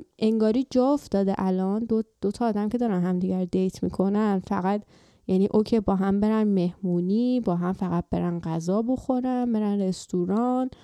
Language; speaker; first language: Persian; native; Persian